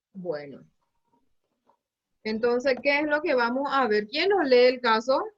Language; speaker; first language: Spanish; native; Spanish